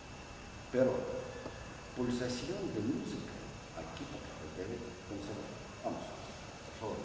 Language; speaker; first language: Spanish; non-native, learner; Russian